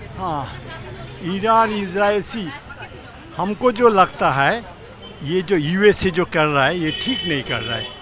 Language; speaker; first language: Hindi; non-native, local second language; Bangla